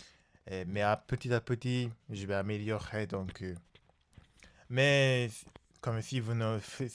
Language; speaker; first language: French; non-native, learner; Japanese